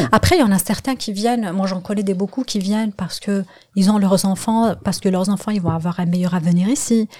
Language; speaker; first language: French; non-native, local second language; Kabyle